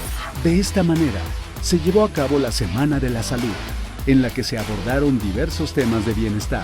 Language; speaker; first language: Spanish; native; Spanish